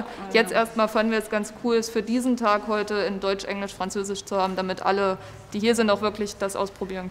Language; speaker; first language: German; native; German